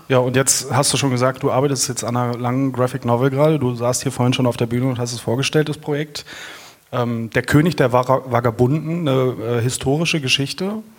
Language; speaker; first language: German; native; German